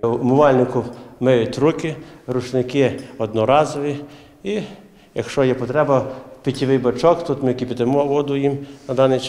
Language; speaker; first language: Ukrainian; native; Ukrainian